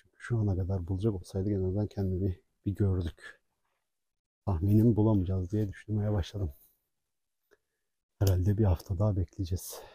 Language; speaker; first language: Turkish; native; Turkish